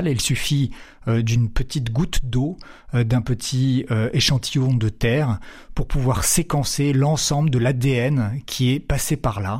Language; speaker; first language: French; native; French